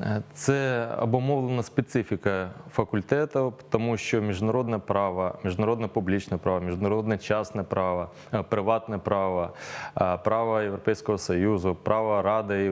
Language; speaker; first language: Ukrainian; native; Ukrainian